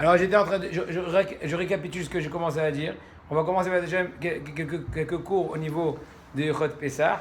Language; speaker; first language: French; native; French